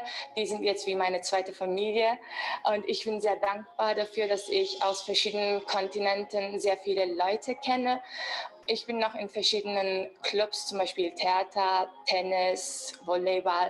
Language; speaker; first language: German; non-native, fluent; Turkish